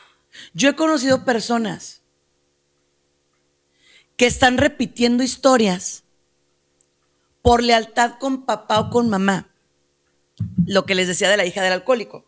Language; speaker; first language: Spanish; native; Spanish